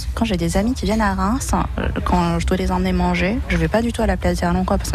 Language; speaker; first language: French; native; French